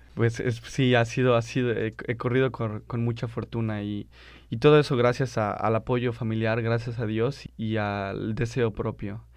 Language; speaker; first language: Spanish; native; Spanish